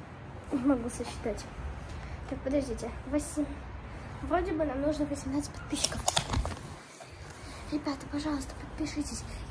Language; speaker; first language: Russian; early bilingual, heritage; Russian